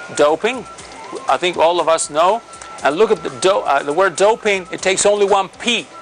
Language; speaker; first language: English; non-native, fluent; Spanish